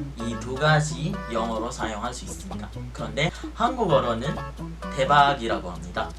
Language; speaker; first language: Korean; non-native, fluent; Filipino